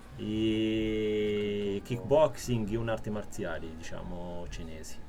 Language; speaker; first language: Italian; non-native, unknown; Arabic